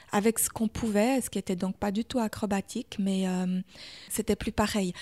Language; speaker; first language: French; early bilingual, other home language; German